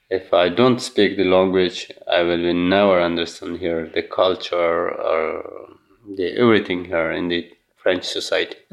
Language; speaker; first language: English; non-native, learner; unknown